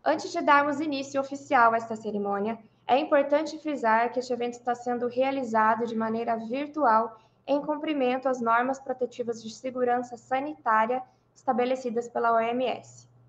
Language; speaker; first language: Portuguese; native; Portuguese